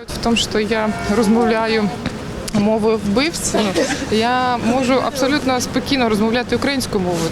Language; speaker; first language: Ukrainian; non-native, local second language; Russian